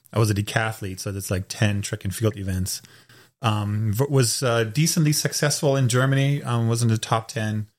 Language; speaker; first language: English; non-native, fluent; German